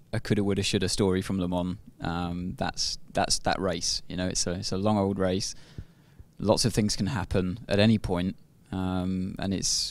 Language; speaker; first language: English; native; English